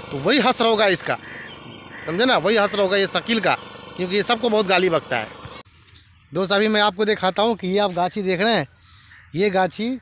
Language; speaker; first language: Hindi; native; Hindi